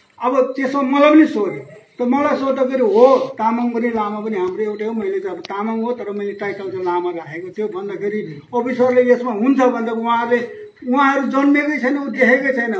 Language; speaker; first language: Nepali; native; Nepali